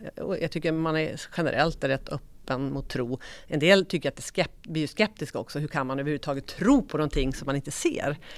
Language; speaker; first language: Swedish; native; Swedish